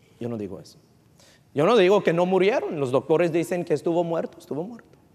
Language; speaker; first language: Spanish; early bilingual, heritage; Spanish